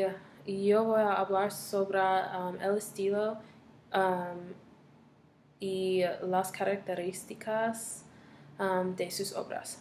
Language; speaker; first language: Spanish; non-native, learner; English